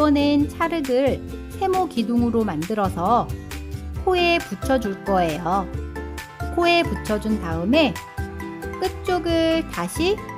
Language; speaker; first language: Korean; native; Korean